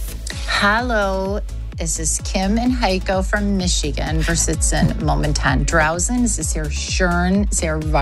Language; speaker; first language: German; non-native, learner; English